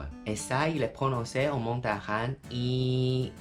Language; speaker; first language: French; non-native, fluent; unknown